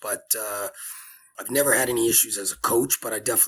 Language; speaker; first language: English; native; English